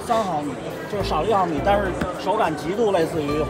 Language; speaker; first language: Chinese; native; Chinese